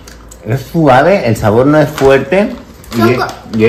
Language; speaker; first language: Spanish; native; Spanish